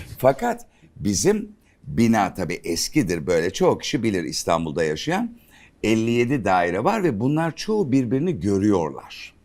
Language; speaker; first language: Turkish; native; Turkish